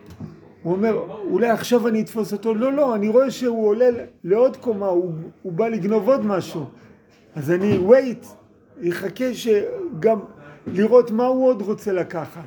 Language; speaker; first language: Hebrew; non-native, fluent; English